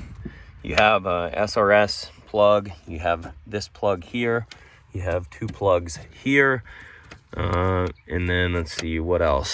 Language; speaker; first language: English; native; English